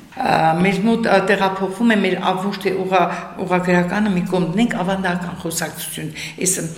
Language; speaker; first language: Armenian; native; Armenian